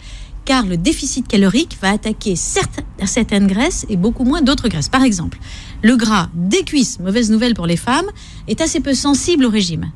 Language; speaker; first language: French; native; French